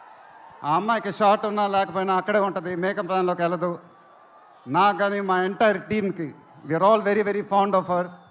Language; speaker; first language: Telugu; native; Telugu